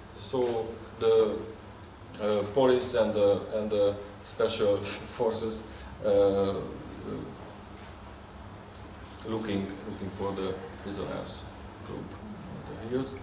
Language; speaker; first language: English; non-native, learner; Hungarian